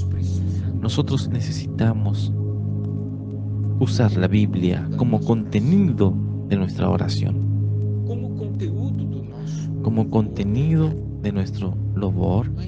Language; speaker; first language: Spanish; non-native, fluent; Portuguese